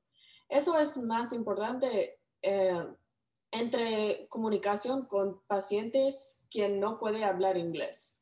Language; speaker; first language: Spanish; non-native, learner; English